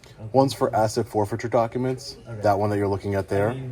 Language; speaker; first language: English; native; English